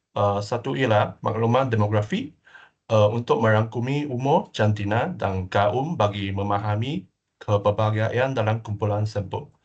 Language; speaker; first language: Malay; non-native, local second language; Chinese